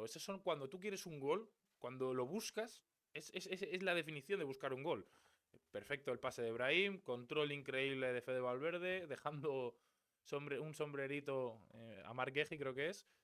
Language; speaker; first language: Spanish; native; Spanish